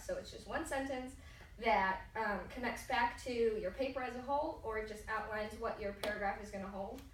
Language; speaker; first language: English; native; English